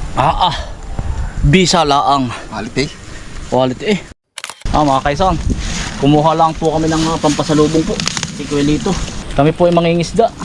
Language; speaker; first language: Filipino; native; Filipino